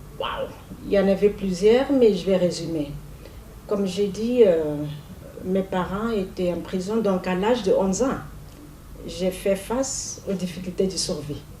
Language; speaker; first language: French; non-native, fluent; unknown